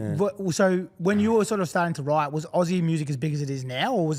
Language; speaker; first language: English; native; English